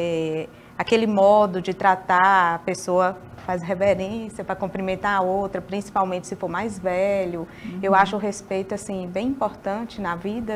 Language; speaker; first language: Portuguese; native; Portuguese